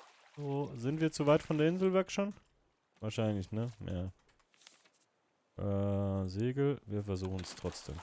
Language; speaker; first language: German; native; German